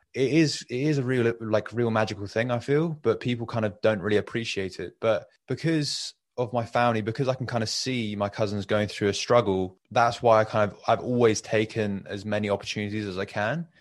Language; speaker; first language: English; early bilingual, other home language; Persian